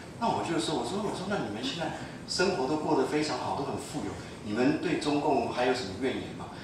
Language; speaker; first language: Chinese; native; Chinese